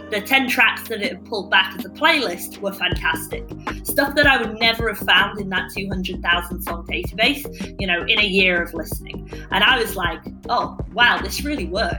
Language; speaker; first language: English; native; English